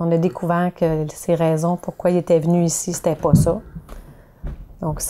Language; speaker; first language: French; native; French